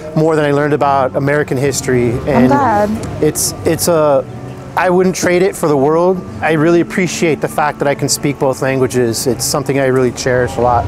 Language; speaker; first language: English; early bilingual, other home language; Spanish